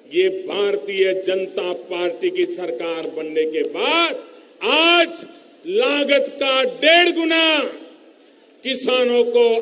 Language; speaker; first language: Hindi; non-native, local second language; Gujarati